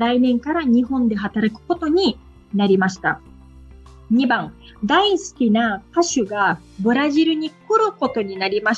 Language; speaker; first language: Japanese; non-native, fluent; Portuguese